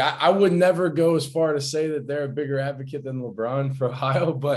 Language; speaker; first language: English; native; English